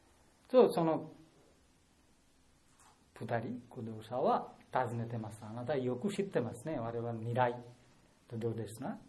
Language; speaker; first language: Japanese; non-native, learner; Bangla